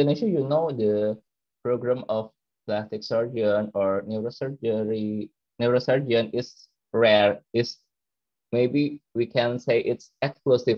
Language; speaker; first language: English; non-native, learner; Indonesian